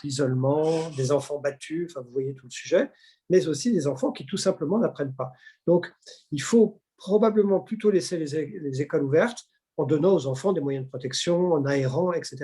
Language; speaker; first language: French; native; French